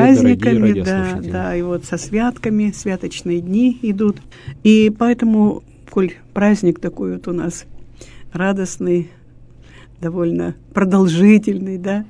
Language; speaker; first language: Russian; native; Russian